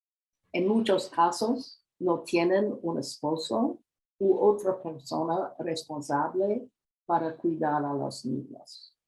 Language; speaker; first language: Spanish; non-native, learner; English